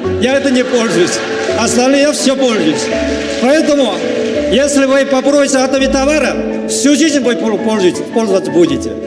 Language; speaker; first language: Russian; non-native, learner; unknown